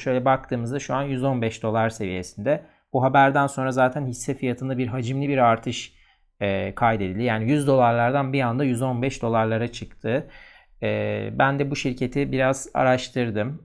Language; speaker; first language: Turkish; native; Turkish